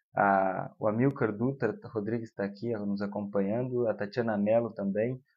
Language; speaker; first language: Portuguese; native; Portuguese